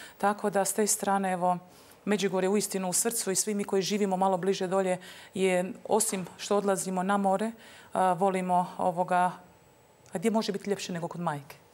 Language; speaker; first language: Croatian; native; Croatian